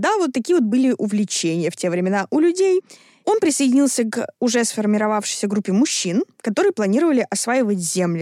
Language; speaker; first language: Russian; native; Russian